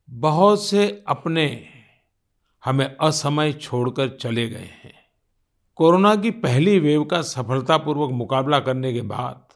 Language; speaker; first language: Hindi; non-native, local second language; Gujarati